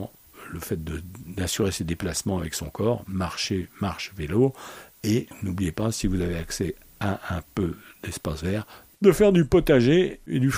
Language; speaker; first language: French; native; French